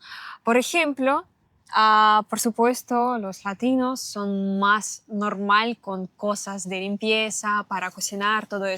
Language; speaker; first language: Spanish; non-native, learner; Russian